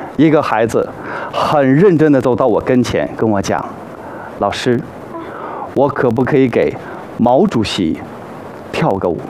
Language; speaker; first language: Chinese; native; Chinese